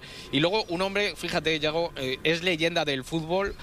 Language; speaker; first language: Spanish; native; Spanish